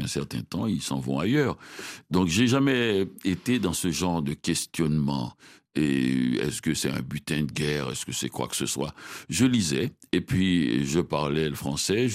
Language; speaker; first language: French; non-native, local second language; Haitian Creole